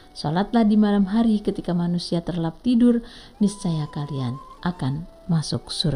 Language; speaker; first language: Indonesian; native; Indonesian